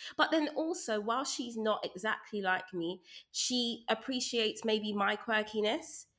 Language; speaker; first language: English; native; English